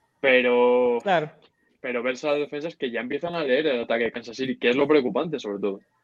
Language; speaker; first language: Spanish; native; Spanish